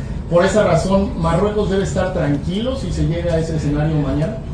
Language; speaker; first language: Spanish; native; Spanish